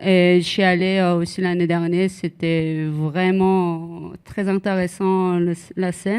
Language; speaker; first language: French; non-native, fluent; Korean